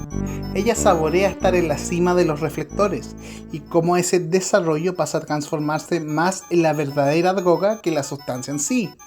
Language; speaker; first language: Spanish; native; Spanish